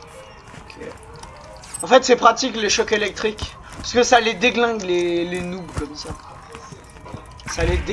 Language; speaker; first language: French; native; French